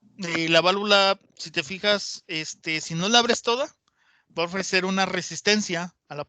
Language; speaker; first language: Spanish; native; Spanish